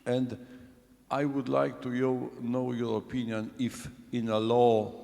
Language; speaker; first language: English; non-native, fluent; Romanian